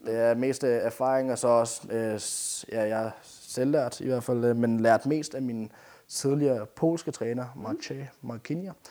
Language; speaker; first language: Danish; early bilingual, other home language; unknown